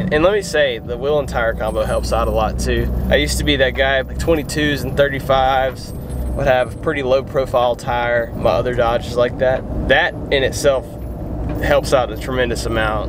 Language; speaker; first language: English; native; English